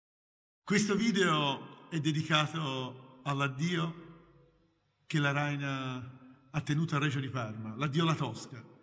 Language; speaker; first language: Italian; native; Italian